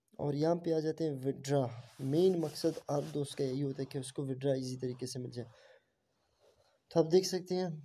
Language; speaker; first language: Urdu; non-native, local second language; Baluchi